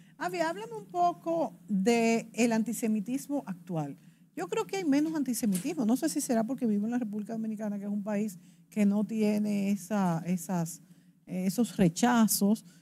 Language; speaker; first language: Spanish; native; Spanish